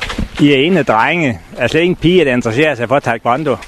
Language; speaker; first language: Danish; native; Danish